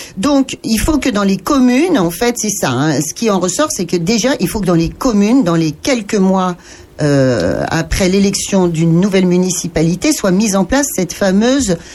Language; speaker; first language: French; native; French